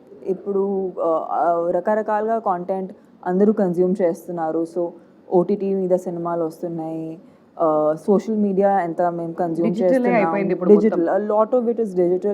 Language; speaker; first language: Telugu; non-native, fluent; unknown